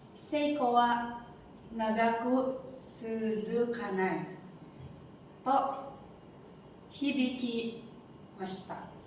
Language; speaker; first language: Japanese; non-native, learner; Indonesian